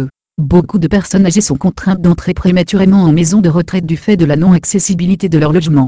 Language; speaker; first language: French; native; French